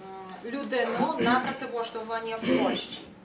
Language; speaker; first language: Ukrainian; non-native, fluent; Polish